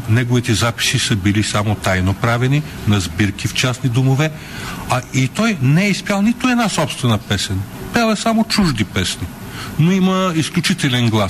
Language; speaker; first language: Bulgarian; native; Bulgarian